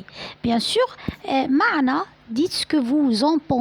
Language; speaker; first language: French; non-native, fluent; Arabic